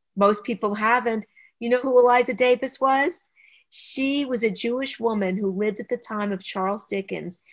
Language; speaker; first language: English; native; English